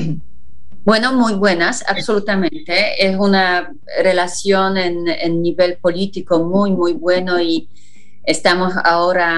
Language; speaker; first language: Spanish; non-native, fluent; Polish